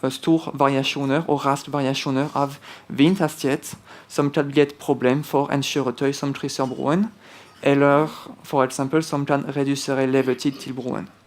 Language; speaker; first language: Norwegian; non-native, fluent; French